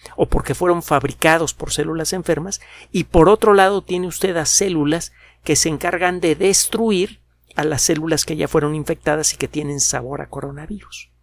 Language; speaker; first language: Spanish; native; Spanish